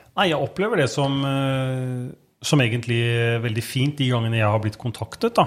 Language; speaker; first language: Norwegian; native; Norwegian